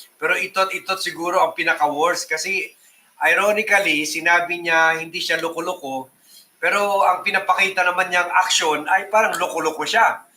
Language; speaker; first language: Filipino; native; Filipino